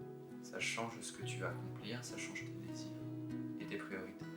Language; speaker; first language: French; native; French